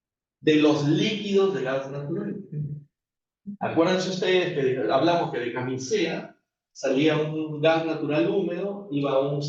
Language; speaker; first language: Spanish; native; Spanish